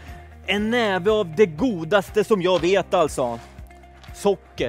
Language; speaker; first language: Swedish; native; Swedish